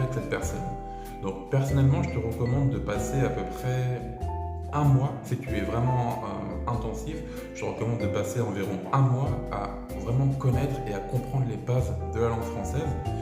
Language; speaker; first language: French; native; French